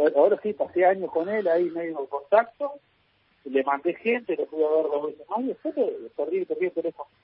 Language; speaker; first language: Spanish; native; Spanish